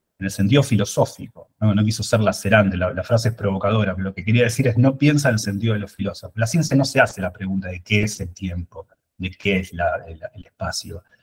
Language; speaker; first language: Spanish; native; Spanish